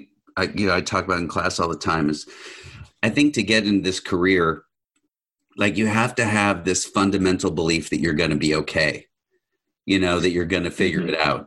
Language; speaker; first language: English; native; English